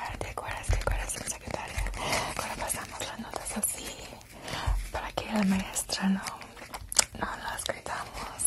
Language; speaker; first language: Spanish; non-native, learner; English